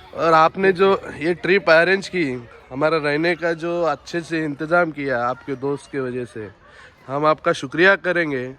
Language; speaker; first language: Hindi; non-native, local second language; Marathi